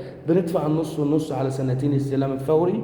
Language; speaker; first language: Arabic; native; Arabic